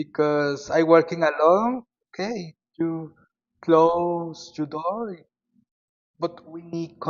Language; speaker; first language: English; non-native, learner; Spanish